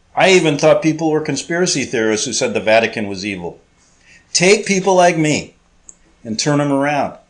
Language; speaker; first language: English; native; English